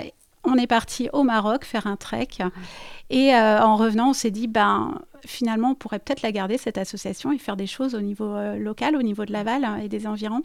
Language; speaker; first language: French; native; French